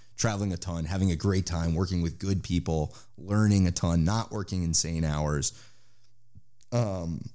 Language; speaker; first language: English; native; English